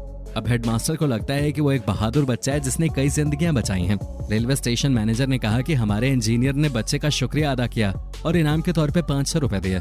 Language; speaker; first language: Hindi; native; Hindi